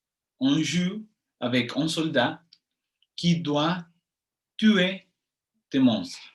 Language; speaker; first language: French; non-native, fluent; Spanish